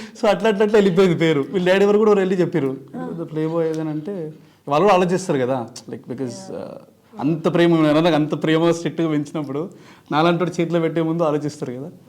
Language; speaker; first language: Telugu; native; Telugu